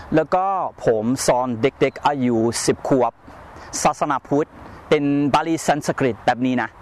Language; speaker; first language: Thai; non-native, fluent; English